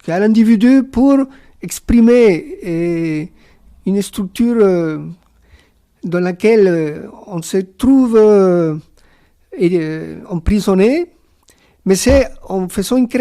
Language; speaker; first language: French; non-native, fluent; Spanish